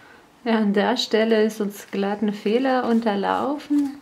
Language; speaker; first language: German; native; German